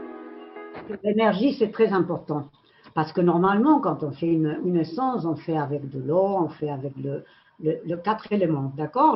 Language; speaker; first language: French; non-native, learner; Spanish